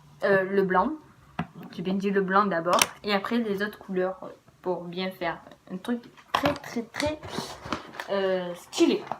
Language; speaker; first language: French; native; French